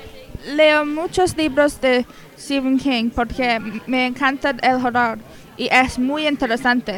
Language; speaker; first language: Spanish; non-native, learner; English